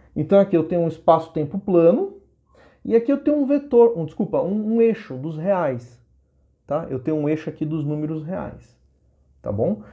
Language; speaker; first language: Portuguese; native; Portuguese